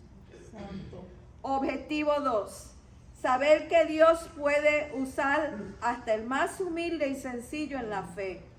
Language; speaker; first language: Spanish; native; Spanish